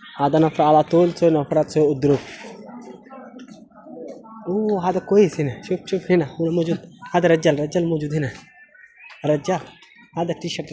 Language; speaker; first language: Arabic; non-native, learner; Bangla